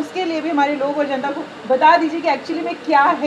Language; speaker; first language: Hindi; native; Hindi